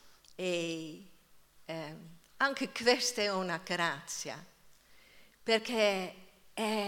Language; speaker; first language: Italian; non-native, fluent; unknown